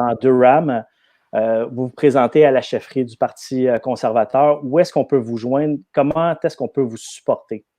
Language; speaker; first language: French; native; French